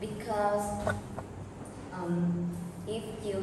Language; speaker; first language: English; non-native, learner; Vietnamese